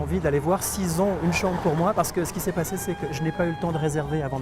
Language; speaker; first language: French; native; French